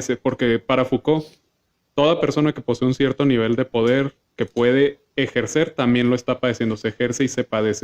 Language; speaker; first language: Spanish; native; Spanish